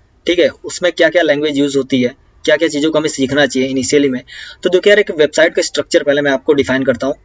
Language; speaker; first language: Hindi; native; Hindi